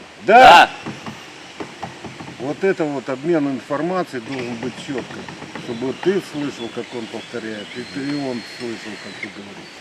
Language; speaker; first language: Russian; native; Russian